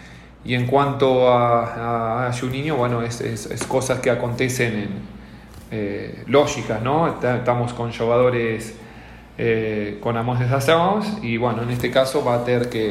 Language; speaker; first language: Portuguese; non-native, learner; Spanish